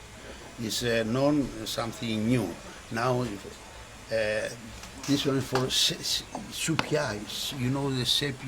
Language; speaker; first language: English; non-native, learner; Greek